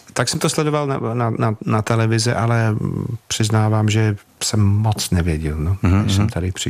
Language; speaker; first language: Czech; non-native, learner; English